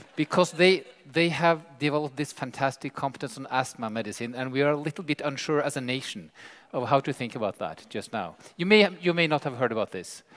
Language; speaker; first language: English; non-native, fluent; Norwegian